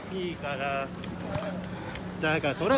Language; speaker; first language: Japanese; native; Japanese